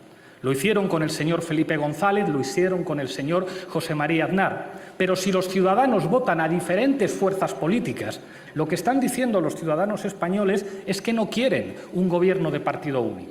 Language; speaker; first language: Spanish; native; Spanish